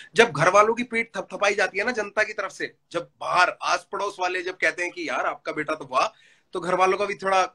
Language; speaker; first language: Hindi; native; Hindi